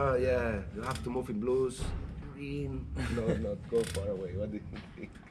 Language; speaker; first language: English; non-native, learner; Spanish